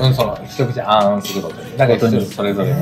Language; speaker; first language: Japanese; native; Japanese